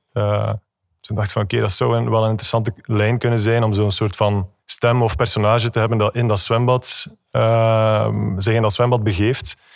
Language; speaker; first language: Dutch; native; Dutch